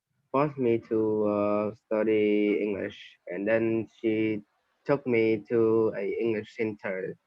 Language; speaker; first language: English; non-native, learner; Vietnamese